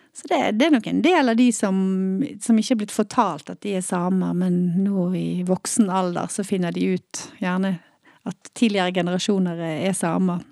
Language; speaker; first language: Norwegian; native; Norwegian